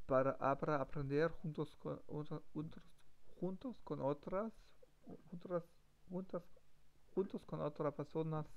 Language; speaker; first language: Spanish; non-native, learner; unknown